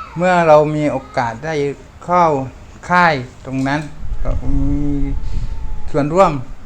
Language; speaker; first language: Thai; non-native, local second language; Malay